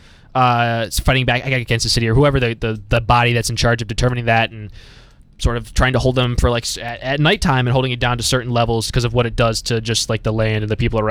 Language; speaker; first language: English; native; English